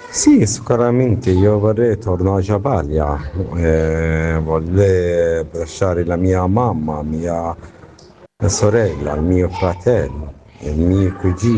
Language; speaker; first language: Italian; non-native, learner; Arabic